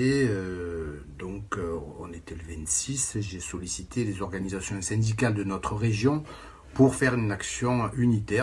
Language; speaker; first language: French; native; French